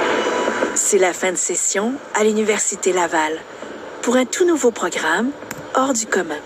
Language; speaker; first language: French; native; French